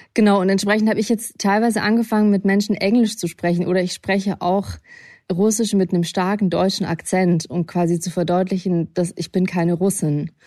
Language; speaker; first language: German; early bilingual, other home language; Russian